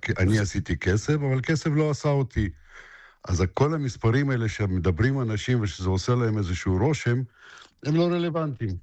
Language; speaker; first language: Hebrew; non-native, fluent; Russian